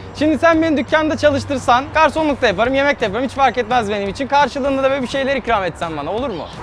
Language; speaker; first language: Turkish; native; Turkish